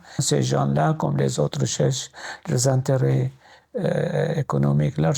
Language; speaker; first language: French; non-native, fluent; Arabic